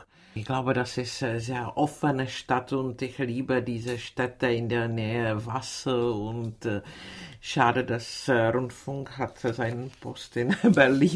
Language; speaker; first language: German; non-native, fluent; Czech